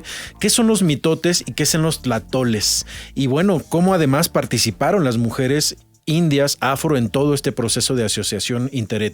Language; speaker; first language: Spanish; native; Spanish